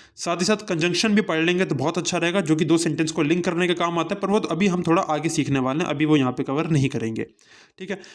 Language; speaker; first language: Hindi; native; Hindi